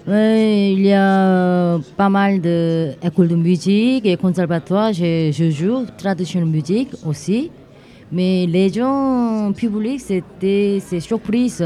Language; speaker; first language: French; non-native, learner; Korean